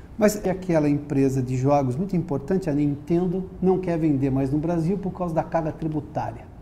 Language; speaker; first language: Portuguese; native; Portuguese